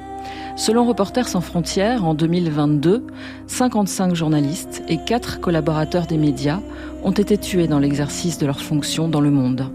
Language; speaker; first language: French; native; French